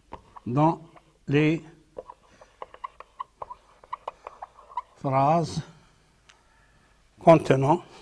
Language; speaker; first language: French; non-native, local second language; Arabic